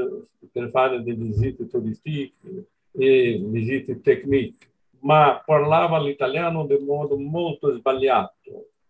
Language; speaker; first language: Italian; non-native, learner; Portuguese